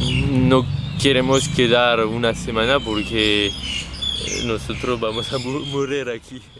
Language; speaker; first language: Spanish; non-native, fluent; French